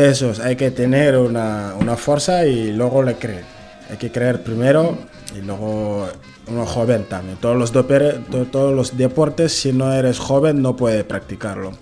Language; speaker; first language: Spanish; non-native, learner; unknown